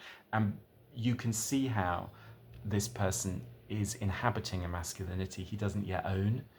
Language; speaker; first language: English; native; English